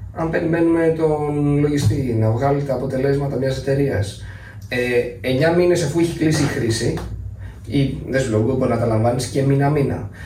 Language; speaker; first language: Greek; native; Greek